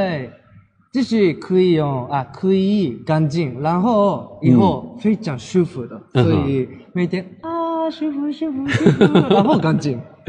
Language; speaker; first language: Chinese; non-native, learner; Japanese